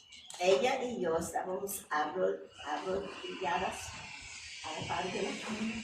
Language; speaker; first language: Spanish; non-native, fluent; English